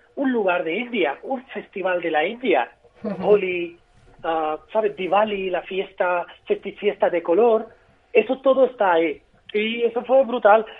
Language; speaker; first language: Spanish; non-native, fluent; Hindi